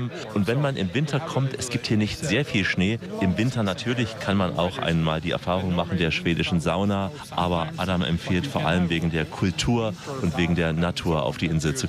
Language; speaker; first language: German; native; German